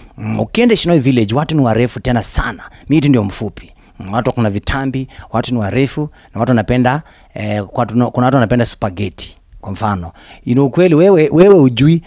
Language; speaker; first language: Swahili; non-native, local second language; Luyia